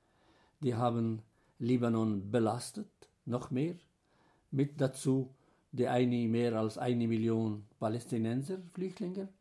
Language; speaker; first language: German; non-native, fluent; Arabic